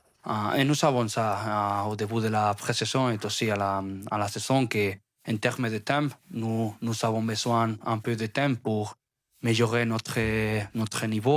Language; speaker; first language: French; non-native, learner; Spanish